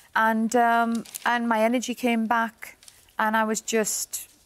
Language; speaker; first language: English; native; English